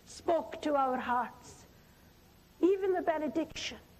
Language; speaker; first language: English; non-native, local second language; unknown